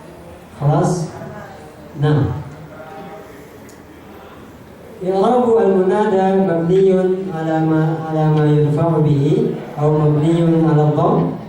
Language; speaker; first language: Arabic; non-native, fluent; Indonesian